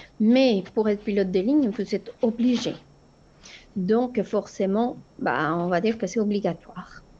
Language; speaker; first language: French; non-native, fluent; Spanish